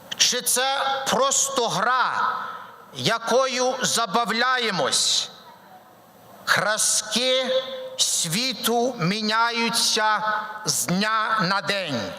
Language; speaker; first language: Ukrainian; early bilingual, heritage; Ukrainian